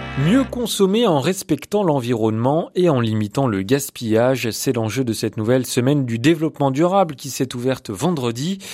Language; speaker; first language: French; native; French